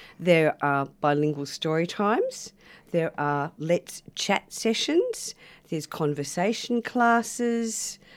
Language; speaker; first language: English; native; English